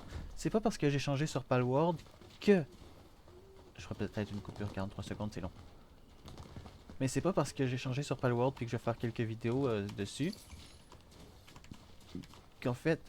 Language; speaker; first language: French; native; French